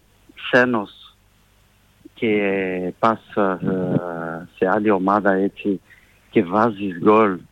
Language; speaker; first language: Greek; non-native, fluent; French